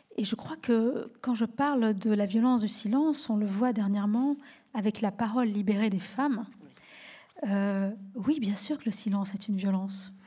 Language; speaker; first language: French; native; French